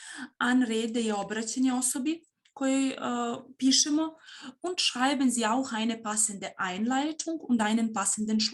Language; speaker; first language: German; non-native, fluent; Serbian